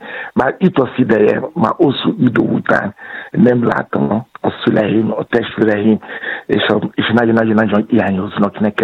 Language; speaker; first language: Hungarian; non-native, fluent; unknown